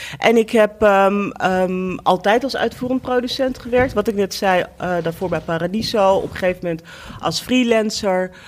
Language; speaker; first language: Dutch; native; Dutch